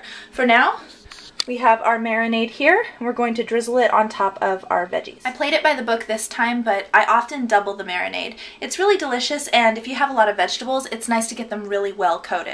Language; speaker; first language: English; native; English